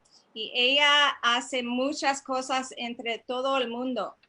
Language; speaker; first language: Spanish; non-native, fluent; English